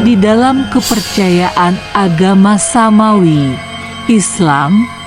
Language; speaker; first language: Indonesian; native; Indonesian